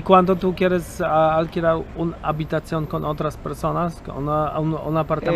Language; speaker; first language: Spanish; non-native, learner; Polish